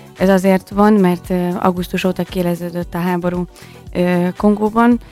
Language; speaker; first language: Hungarian; native; Hungarian